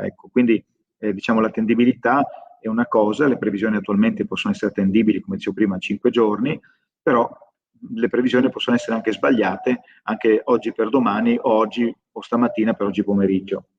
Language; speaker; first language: Italian; native; Italian